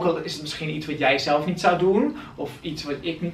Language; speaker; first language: Dutch; native; Dutch